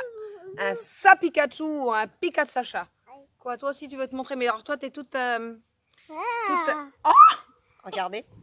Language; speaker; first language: French; native; French